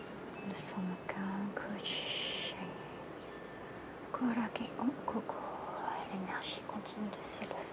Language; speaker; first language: French; native; French